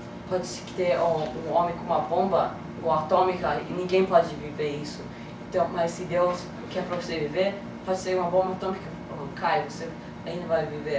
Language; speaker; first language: Portuguese; early bilingual, heritage; English